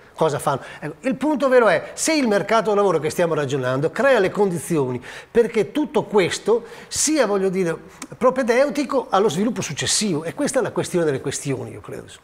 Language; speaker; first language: Italian; native; Italian